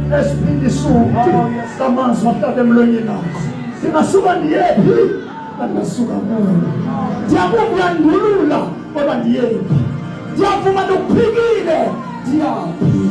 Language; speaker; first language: Zulu; non-native, local second language; Xhosa